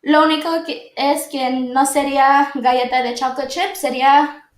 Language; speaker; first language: Spanish; early bilingual, other home language; English